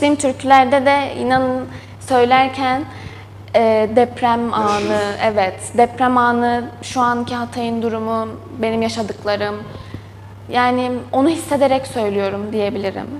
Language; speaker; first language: Turkish; native; Turkish